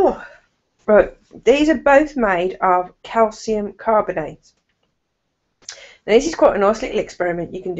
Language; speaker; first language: English; native; English